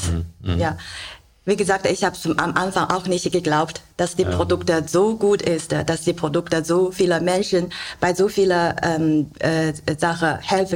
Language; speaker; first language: German; non-native, learner; Chinese